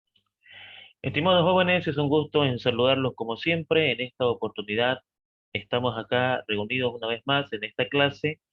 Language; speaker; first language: Spanish; native; Spanish